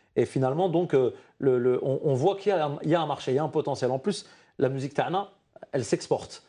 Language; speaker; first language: French; non-native, local second language; Arabic